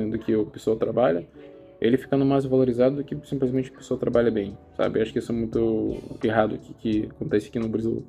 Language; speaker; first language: Portuguese; non-native, learner; Russian